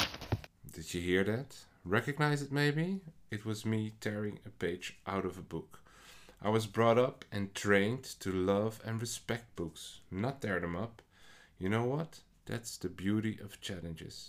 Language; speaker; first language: English; non-native, fluent; Dutch